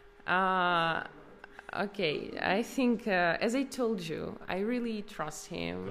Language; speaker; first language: English; non-native, fluent; Ukrainian